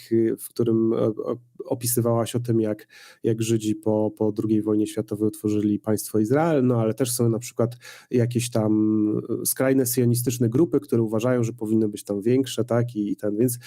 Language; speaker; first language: Polish; native; Polish